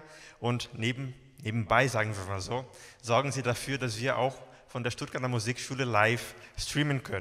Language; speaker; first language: German; native; German